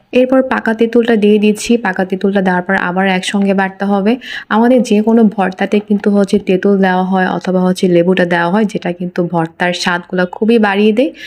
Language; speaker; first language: Bangla; non-native, local second language; Marma